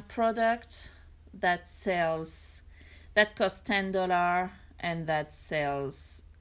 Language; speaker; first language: English; non-native, fluent; French